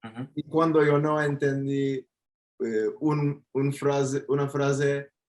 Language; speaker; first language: Spanish; non-native, fluent; Turkish